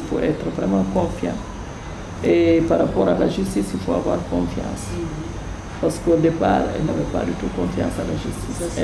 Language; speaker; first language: French; non-native, local second language; Fula